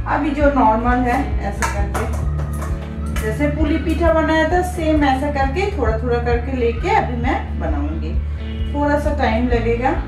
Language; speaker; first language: Hindi; non-native, local second language; Bangla